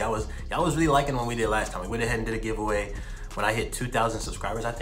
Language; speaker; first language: English; native; English